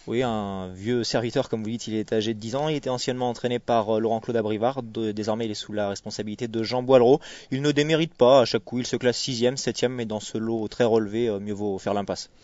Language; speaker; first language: French; native; French